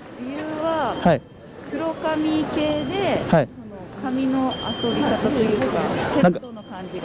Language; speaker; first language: Japanese; native; Japanese